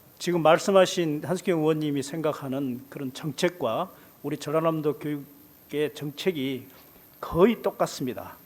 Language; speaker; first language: Korean; native; Korean